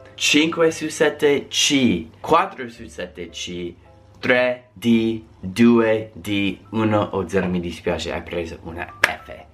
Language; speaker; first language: Italian; non-native, fluent; English